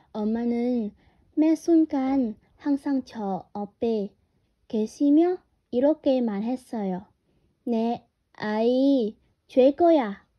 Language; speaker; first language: Korean; non-native, learner; Vietnamese